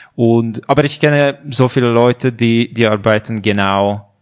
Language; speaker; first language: German; non-native, fluent; Hungarian